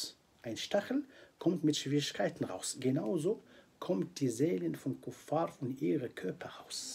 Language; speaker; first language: German; non-native, fluent; Arabic